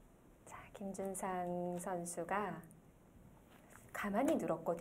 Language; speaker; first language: Korean; native; Korean